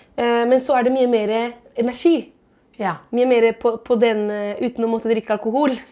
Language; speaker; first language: Norwegian; non-native, fluent; Italian